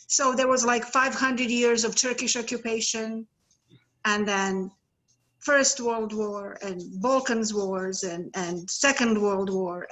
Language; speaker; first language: English; non-native, fluent; Serbian